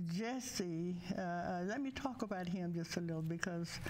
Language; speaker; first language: English; native; English